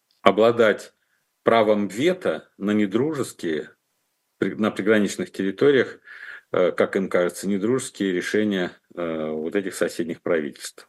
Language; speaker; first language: Russian; native; Russian